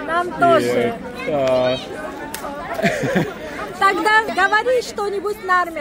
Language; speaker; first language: Russian; non-native, fluent; Armenian